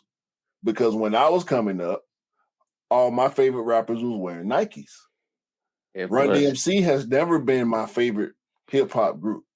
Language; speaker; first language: English; native; English